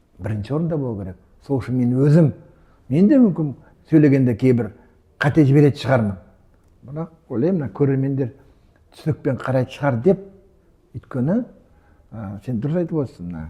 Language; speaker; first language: Kazakh; non-native, local second language; Russian